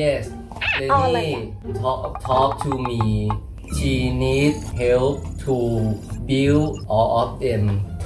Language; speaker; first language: English; non-native, learner; Thai